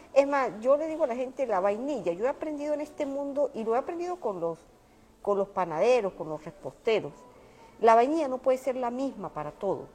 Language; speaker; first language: Spanish; native; Spanish